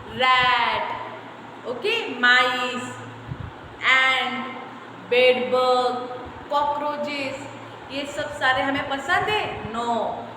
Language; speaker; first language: Hindi; non-native, local second language; Marathi